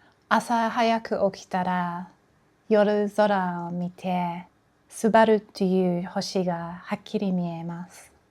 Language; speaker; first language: Japanese; non-native, learner; English